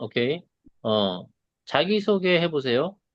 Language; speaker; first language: Korean; native; Korean